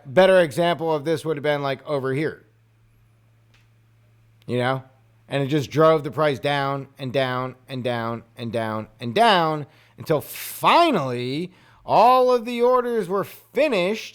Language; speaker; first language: English; native; English